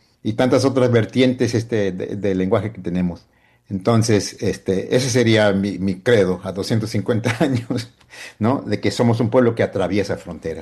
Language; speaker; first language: Spanish; early bilingual, heritage; Spanish